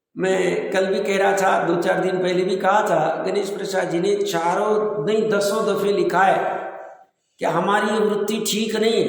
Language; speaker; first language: Hindi; native; Hindi